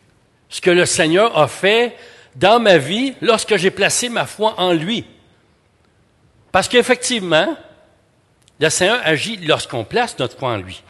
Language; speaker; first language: French; native; French